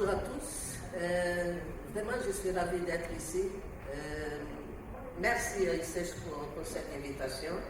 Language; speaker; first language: French; non-native, learner; Portuguese